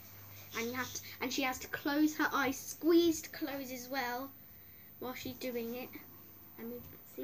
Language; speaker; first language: English; native; English